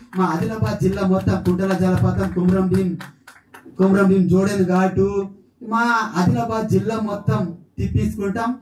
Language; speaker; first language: Telugu; non-native, local second language; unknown